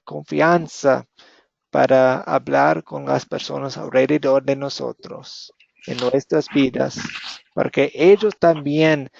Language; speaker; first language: Spanish; non-native, fluent; English